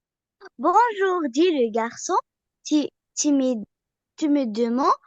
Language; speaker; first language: French; non-native, learner; Arabic